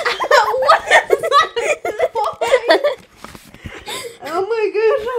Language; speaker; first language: English; native; English